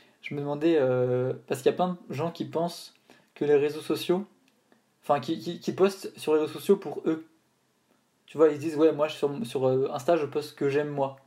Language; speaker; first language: French; native; French